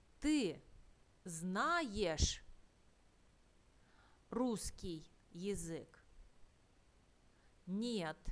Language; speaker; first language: Russian; non-native, fluent; Turkish